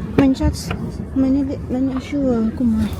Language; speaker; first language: German; non-native, learner; Filipino